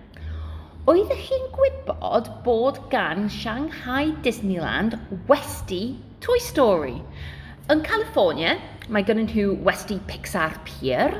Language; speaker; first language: Welsh; non-native, learner; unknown